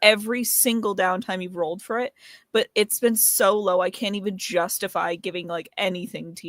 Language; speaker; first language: English; native; English